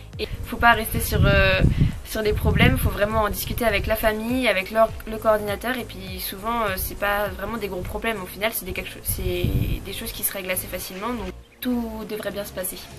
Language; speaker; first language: French; native; French